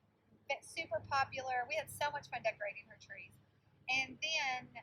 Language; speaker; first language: English; native; English